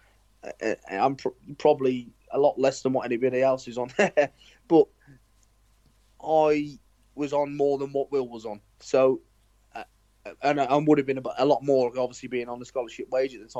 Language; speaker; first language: English; native; English